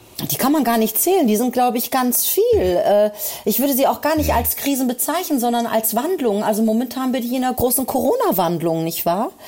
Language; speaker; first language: German; early bilingual, other home language; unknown